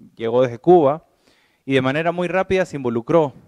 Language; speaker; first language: Spanish; native; Spanish